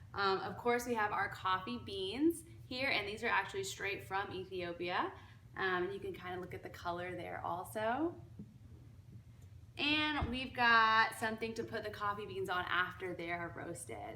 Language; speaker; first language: English; early bilingual, other home language; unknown